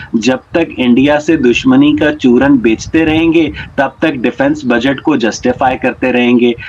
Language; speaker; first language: Urdu; native; Urdu